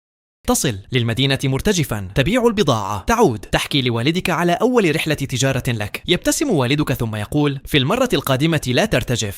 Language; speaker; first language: Arabic; native; Arabic